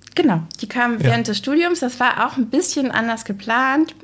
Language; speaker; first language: German; native; German